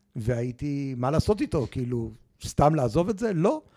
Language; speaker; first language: Hebrew; native; Hebrew